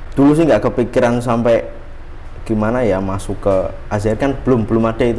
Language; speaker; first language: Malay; non-native, local second language; Javanese